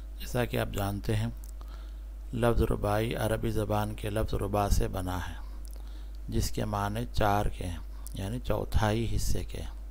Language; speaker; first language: Urdu; native; Urdu